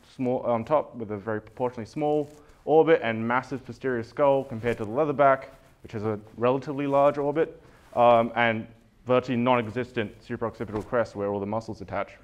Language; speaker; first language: English; native; English